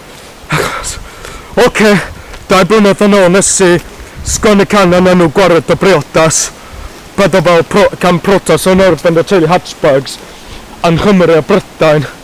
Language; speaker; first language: Welsh; non-native, learner; English